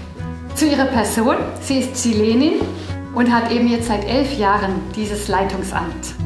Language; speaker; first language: German; native; German